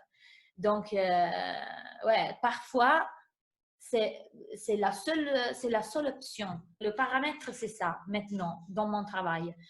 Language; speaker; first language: French; non-native, fluent; Italian